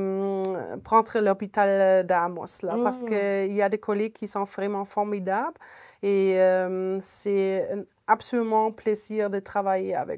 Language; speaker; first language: French; non-native, fluent; German